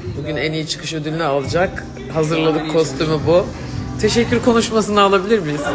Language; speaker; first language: Turkish; native; Turkish